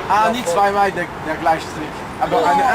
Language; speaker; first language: German; non-native, learner; French